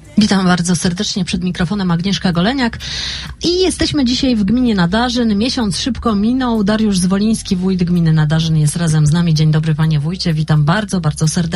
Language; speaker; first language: Polish; native; Polish